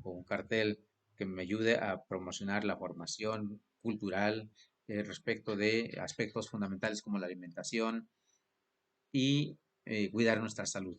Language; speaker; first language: Spanish; native; Spanish